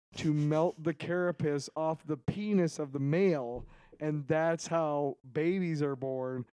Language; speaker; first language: English; native; English